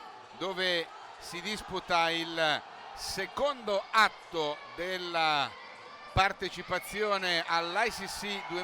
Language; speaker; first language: Italian; native; Italian